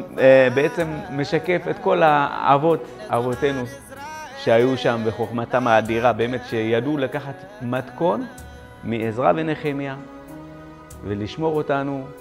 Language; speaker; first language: Hebrew; non-native, fluent; Amharic